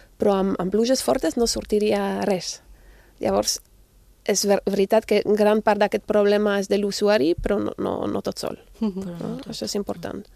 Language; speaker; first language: Catalan; non-native, fluent; German